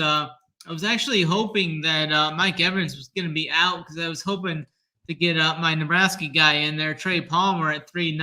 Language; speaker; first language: English; native; English